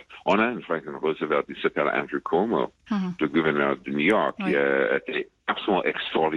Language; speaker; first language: French; non-native, fluent; English